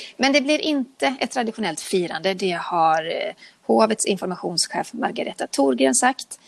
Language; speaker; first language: Swedish; native; Swedish